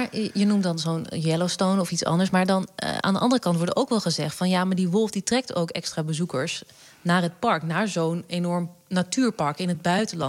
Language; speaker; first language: Dutch; native; Dutch